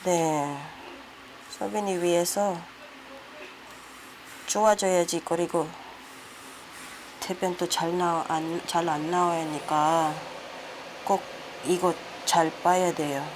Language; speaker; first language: Korean; non-native, learner; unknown